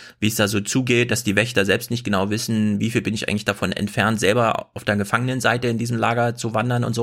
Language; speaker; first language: German; native; German